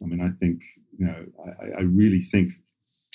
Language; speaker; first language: English; native; English